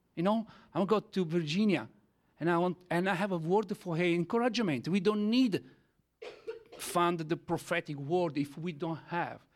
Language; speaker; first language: English; non-native, learner; Italian